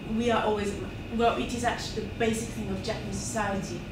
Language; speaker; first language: English; non-native, fluent; Japanese